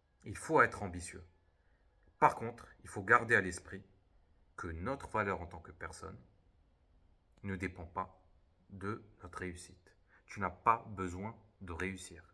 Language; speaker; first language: French; native; French